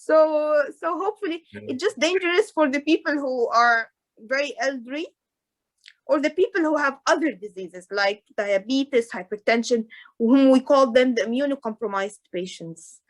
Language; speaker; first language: English; non-native, fluent; Arabic